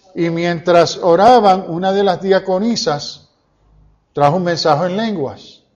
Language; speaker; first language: Spanish; early bilingual, heritage; Spanish